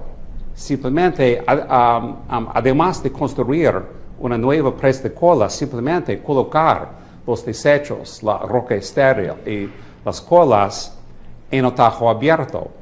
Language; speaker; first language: Spanish; non-native, fluent; English